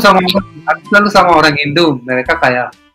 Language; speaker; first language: Indonesian; non-native, fluent; Hebrew